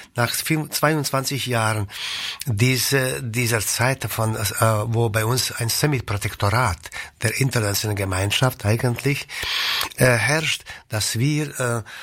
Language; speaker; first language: German; non-native, fluent; Croatian